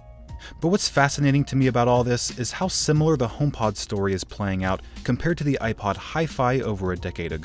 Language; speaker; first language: English; native; English